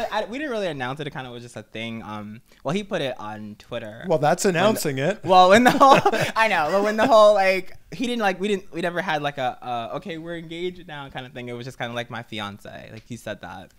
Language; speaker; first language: English; native; English